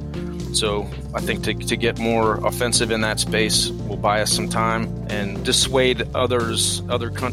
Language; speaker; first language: English; native; English